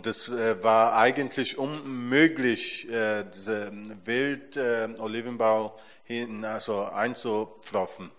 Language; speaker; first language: German; non-native, fluent; Portuguese